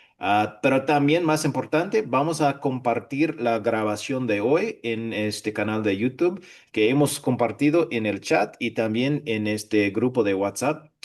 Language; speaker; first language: Spanish; non-native, fluent; English